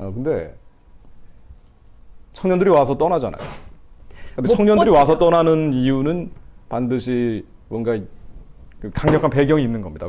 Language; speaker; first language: Korean; native; Korean